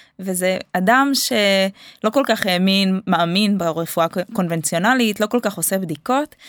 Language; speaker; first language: Hebrew; native; Hebrew